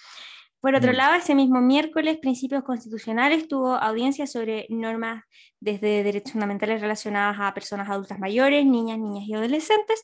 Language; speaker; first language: Spanish; native; Spanish